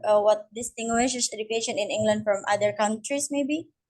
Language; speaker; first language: English; non-native, learner; Indonesian